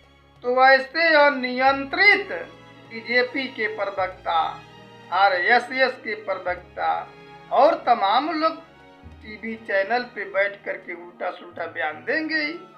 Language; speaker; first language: Hindi; native; Hindi